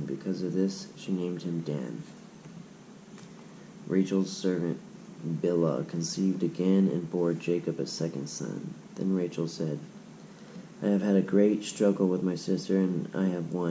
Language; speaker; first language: English; native; English